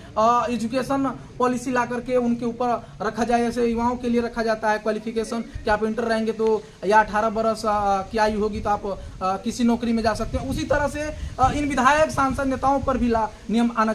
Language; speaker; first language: Hindi; native; Hindi